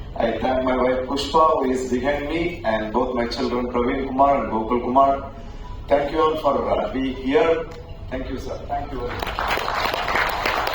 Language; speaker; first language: English; non-native, local second language; Tamil